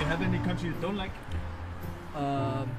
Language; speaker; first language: English; non-native, fluent; Turkish